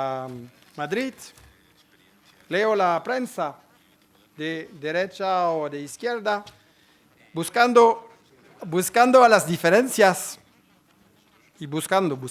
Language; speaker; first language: Spanish; non-native, fluent; French